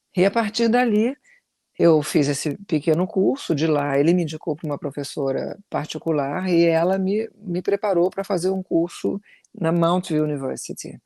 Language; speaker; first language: Portuguese; native; Portuguese